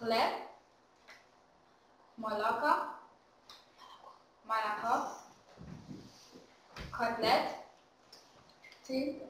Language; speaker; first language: Russian; non-native, learner; German